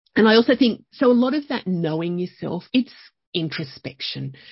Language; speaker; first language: English; native; English